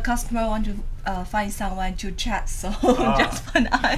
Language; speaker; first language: English; non-native, learner; Chinese